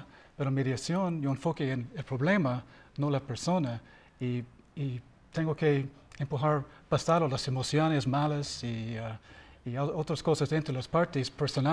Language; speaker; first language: Spanish; non-native, learner; English